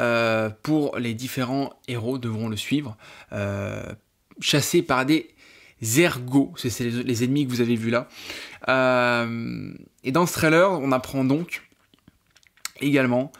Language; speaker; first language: French; native; French